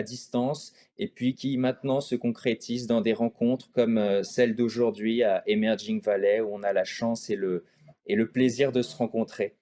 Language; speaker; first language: French; native; French